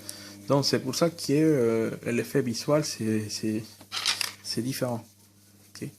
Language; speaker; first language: French; non-native, fluent; Spanish